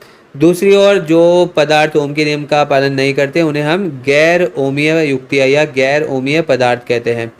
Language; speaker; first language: Hindi; native; Hindi